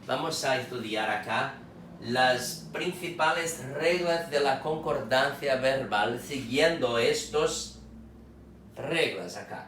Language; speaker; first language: Spanish; non-native, fluent; Portuguese